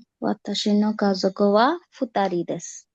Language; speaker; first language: Japanese; non-native, learner; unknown